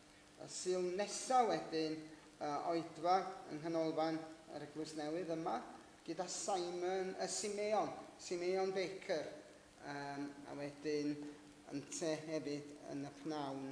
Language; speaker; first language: Welsh; native; Welsh